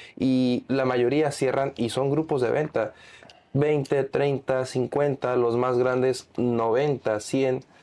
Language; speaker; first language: Spanish; native; Spanish